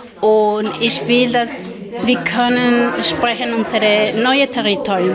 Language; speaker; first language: German; non-native, learner; Spanish